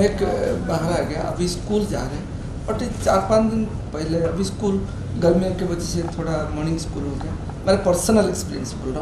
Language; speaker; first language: Hindi; non-native, local second language; Odia